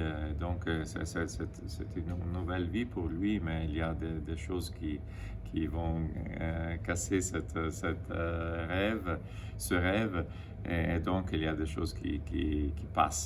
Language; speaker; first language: French; non-native, fluent; Italian